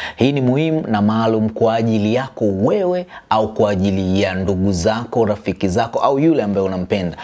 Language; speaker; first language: Swahili; native; Swahili